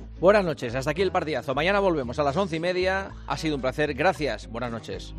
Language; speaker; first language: Spanish; native; Spanish